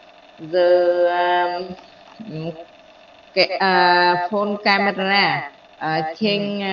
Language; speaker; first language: English; non-native, learner; Vietnamese